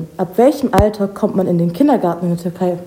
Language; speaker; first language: German; native; German